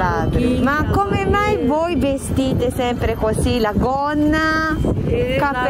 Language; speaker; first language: Italian; non-native, fluent; Japanese